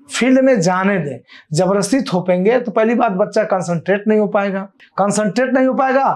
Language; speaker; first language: Hindi; native; Hindi